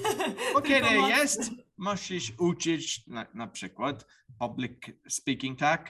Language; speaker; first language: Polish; non-native, learner; English